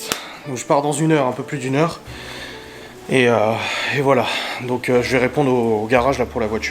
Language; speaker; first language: French; native; French